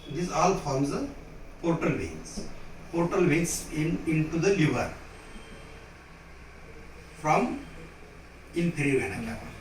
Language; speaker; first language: English; non-native, local second language; Marathi